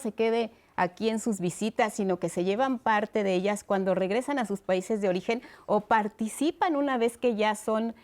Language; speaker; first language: Spanish; native; Spanish